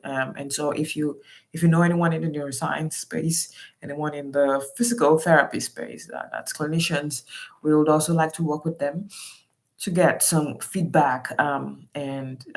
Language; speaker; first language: English; non-native, local second language; Yoruba